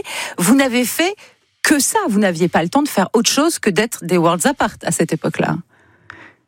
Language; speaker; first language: French; native; French